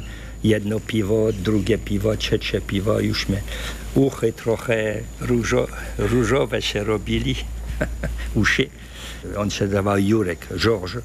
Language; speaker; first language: Polish; early bilingual, heritage; French